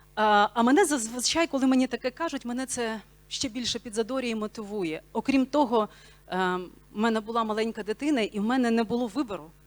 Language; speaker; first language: Ukrainian; non-native, local second language; Bulgarian